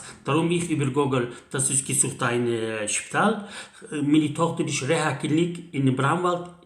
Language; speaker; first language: German; non-native, learner; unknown